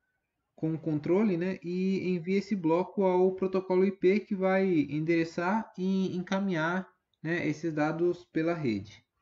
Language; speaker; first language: Portuguese; native; Portuguese